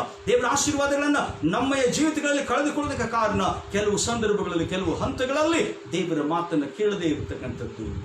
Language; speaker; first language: Kannada; native; Kannada